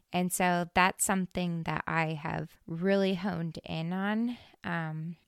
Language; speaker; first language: English; native; English